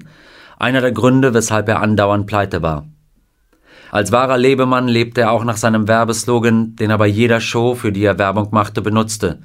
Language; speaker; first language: German; native; German